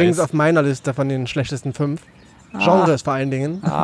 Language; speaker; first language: German; native; German